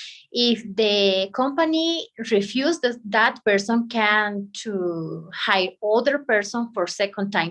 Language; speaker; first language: English; non-native, learner; Spanish